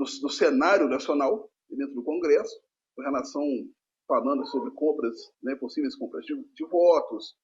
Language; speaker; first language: Portuguese; native; Portuguese